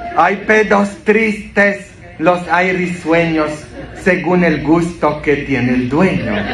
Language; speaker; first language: Spanish; non-native, fluent; Polish